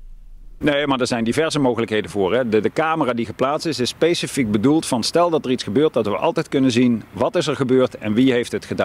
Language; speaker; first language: Dutch; native; Dutch